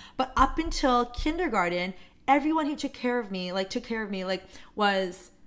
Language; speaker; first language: English; non-native, fluent; Korean